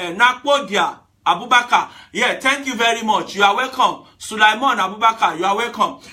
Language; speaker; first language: English; non-native, local second language; Yoruba